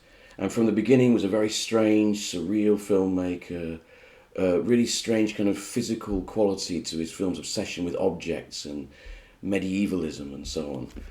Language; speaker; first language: English; native; English